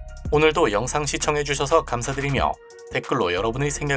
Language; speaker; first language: Korean; native; Korean